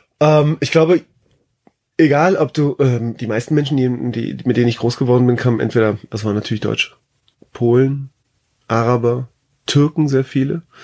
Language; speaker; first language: German; early bilingual, other home language; Persian